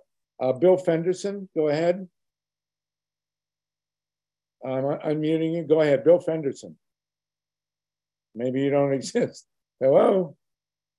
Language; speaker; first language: English; native; English